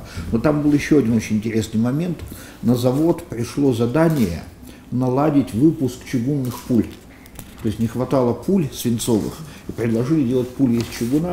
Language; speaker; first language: Russian; native; Russian